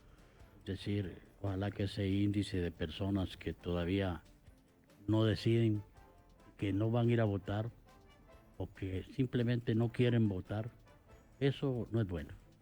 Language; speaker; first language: Spanish; native; Spanish